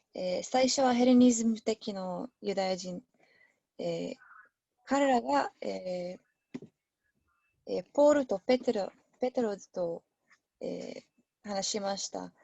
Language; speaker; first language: Japanese; non-native, learner; English